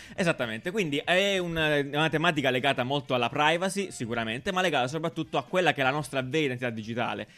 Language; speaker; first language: Italian; native; Italian